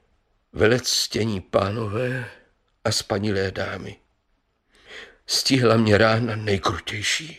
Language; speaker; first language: Czech; native; Czech